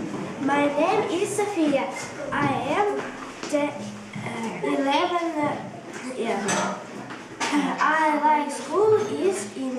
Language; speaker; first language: English; non-native, learner; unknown